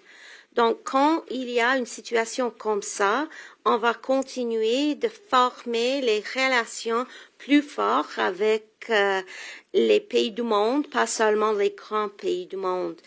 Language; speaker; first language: French; non-native, local second language; English